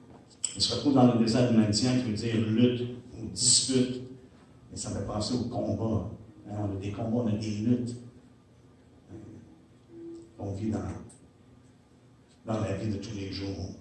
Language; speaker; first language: French; native; French